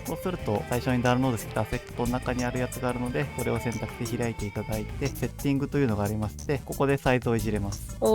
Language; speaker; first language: Japanese; native; Japanese